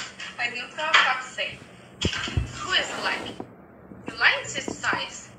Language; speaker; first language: English; non-native, learner; Russian